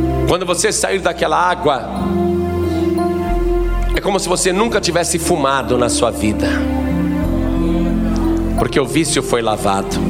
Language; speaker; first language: Portuguese; native; Portuguese